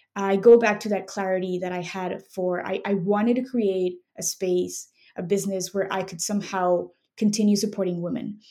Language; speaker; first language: English; non-native, fluent; Spanish